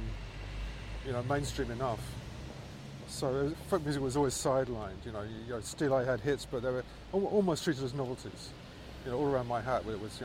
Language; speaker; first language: English; native; English